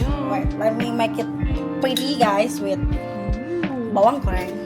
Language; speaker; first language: English; non-native, learner; Indonesian